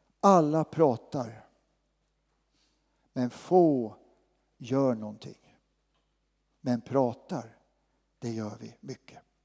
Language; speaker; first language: Swedish; native; Swedish